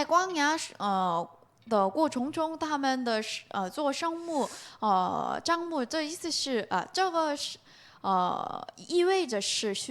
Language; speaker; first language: Chinese; non-native, learner; Korean